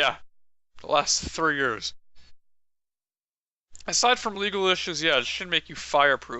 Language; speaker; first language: English; native; English